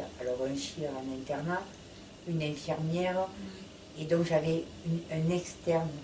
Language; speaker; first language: French; native; French